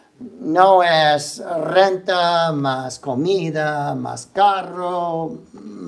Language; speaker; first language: Spanish; non-native, fluent; English